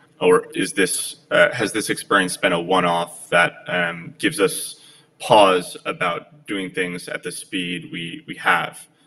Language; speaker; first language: English; early bilingual, other home language; Polish